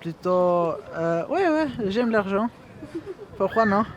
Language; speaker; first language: French; non-native, learner; Albanian